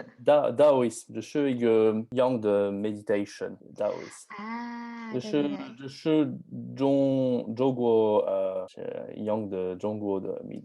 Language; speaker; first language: Chinese; non-native, learner; French